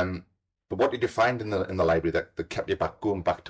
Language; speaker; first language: English; native; English